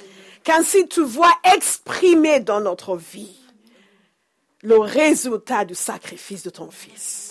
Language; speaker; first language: French; non-native, fluent; English